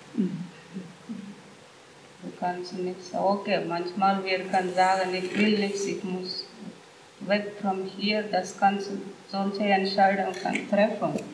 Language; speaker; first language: German; non-native, learner; Telugu